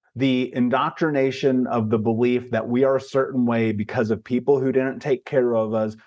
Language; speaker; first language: English; native; English